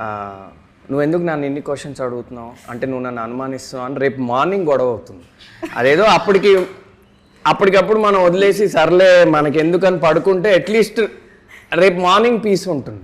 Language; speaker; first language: Telugu; native; Telugu